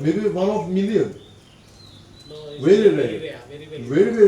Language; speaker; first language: English; non-native, learner; Turkish